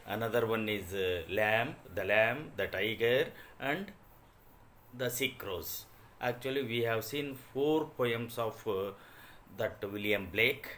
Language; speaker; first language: English; non-native, local second language; Kannada